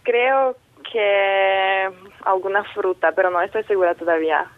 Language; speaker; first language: Spanish; non-native, fluent; Slovak